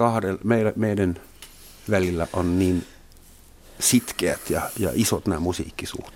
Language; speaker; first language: Finnish; non-native, fluent; German